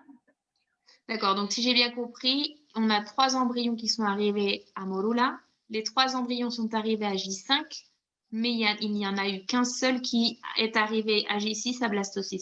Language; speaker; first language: French; native; French